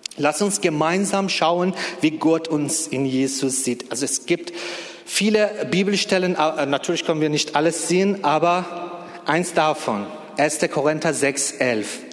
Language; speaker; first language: German; non-native, fluent; Persian